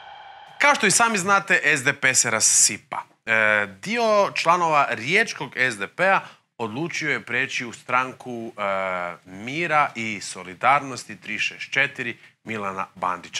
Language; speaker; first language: Croatian; native; Croatian